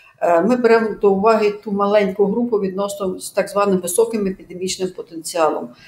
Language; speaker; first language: Ukrainian; native; Ukrainian